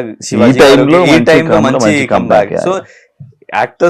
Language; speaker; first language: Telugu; non-native, learner; Hindi